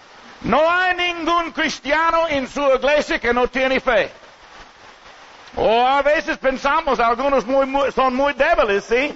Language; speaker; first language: Spanish; non-native, learner; English